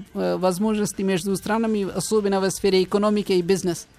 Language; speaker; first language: Russian; non-native, learner; Hindi